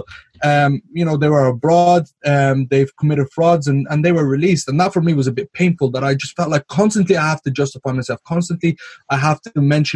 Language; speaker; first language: English; native; English